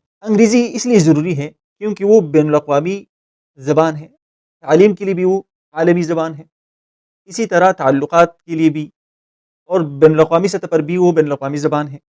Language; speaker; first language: Urdu; non-native, local second language; Pashto